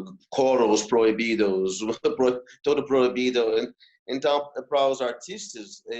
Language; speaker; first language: Portuguese; non-native, fluent; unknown